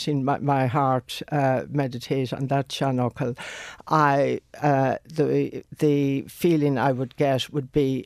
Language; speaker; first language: English; non-native, local second language; Irish